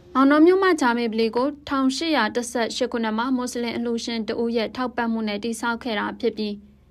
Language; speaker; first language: Burmese; native; Burmese